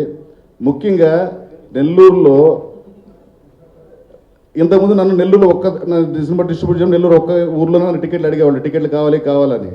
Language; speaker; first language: Telugu; native; Telugu